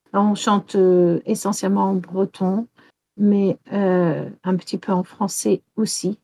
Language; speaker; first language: French; non-native, fluent; English